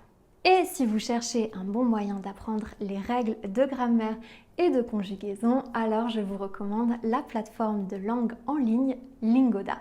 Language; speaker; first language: French; native; French